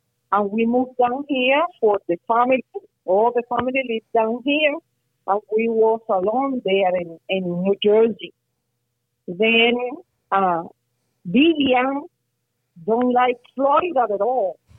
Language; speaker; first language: English; non-native, learner; Spanish